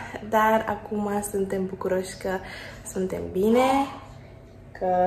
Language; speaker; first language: Romanian; native; Romanian